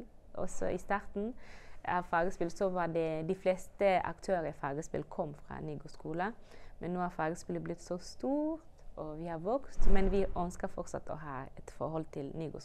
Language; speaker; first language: Norwegian; early bilingual, other home language; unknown